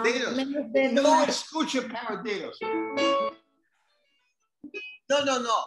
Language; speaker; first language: Spanish; non-native, learner; English